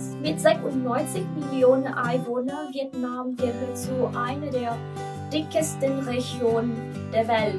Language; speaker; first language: German; non-native, learner; Vietnamese